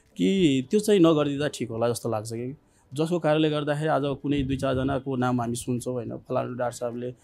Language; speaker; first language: Nepali; non-native, local second language; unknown